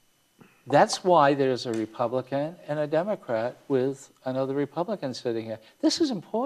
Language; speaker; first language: English; native; English